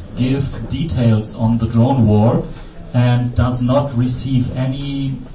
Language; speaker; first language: English; non-native, fluent; German